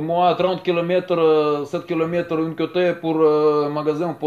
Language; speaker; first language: French; non-native, learner; Russian